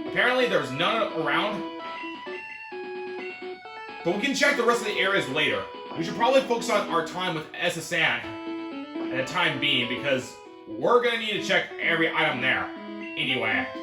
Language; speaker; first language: English; native; English